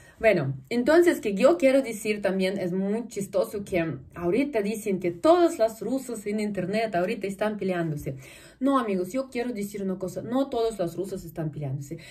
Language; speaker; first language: Spanish; non-native, fluent; Russian